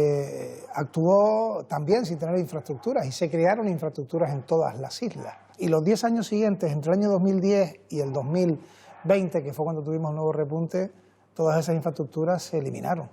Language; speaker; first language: Spanish; native; Spanish